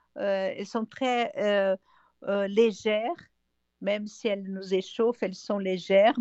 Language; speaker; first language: French; non-native, fluent; Portuguese